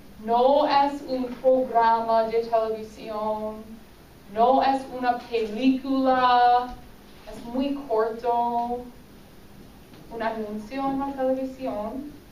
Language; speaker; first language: Spanish; non-native, fluent; English